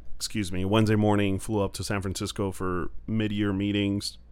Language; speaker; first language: English; non-native, fluent; Spanish